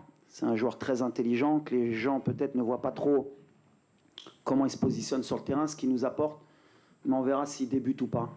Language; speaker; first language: French; native; French